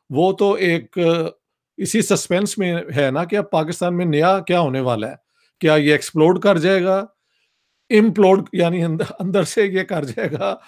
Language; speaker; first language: Urdu; non-native, local second language; Punjabi